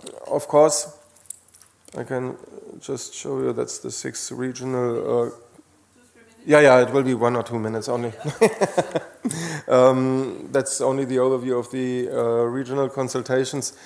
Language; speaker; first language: English; non-native, fluent; Slovenian